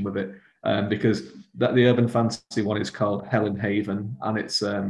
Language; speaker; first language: English; native; English